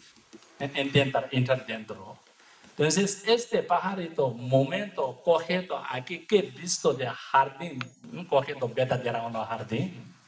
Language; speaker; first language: Spanish; non-native, learner; Tibetan